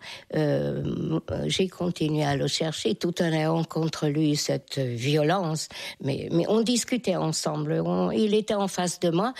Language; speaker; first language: French; non-native, fluent; Hungarian